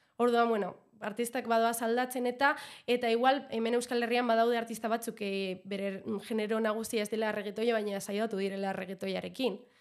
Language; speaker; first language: Basque; non-native, local second language; Spanish